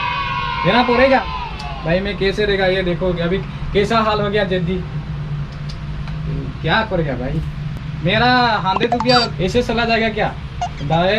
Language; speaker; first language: Hindi; non-native, local second language; Assamese